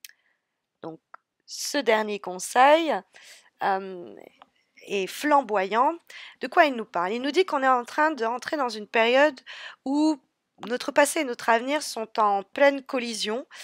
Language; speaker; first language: French; native; French